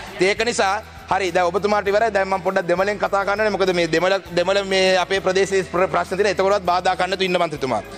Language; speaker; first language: Sinhala; non-native, local second language; Tamil